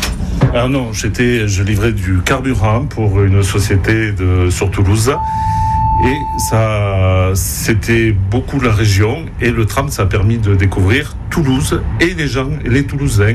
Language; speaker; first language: French; native; French